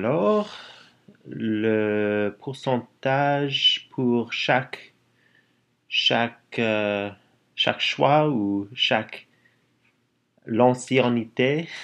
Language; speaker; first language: French; non-native, learner; English